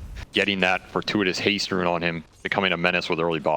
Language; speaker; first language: English; native; English